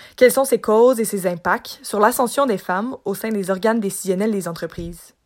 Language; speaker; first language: French; native; French